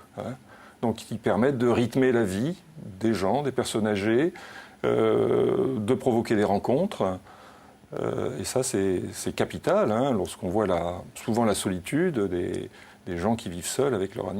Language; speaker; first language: French; native; French